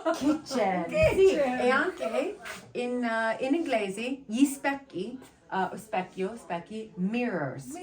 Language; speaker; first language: Italian; non-native, learner; English